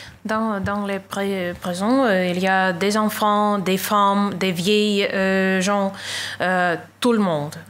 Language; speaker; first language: French; non-native, learner; Russian